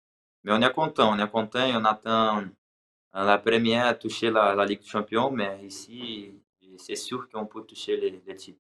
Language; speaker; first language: French; non-native, learner; Portuguese